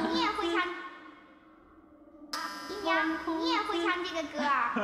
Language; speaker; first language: Chinese; native; Chinese